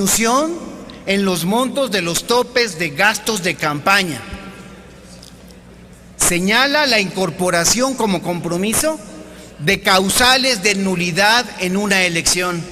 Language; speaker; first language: Spanish; native; Spanish